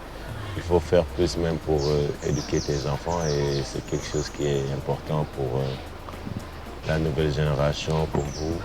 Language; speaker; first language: French; non-native, local second language; Wolof